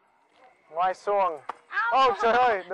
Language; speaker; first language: Vietnamese; non-native, learner; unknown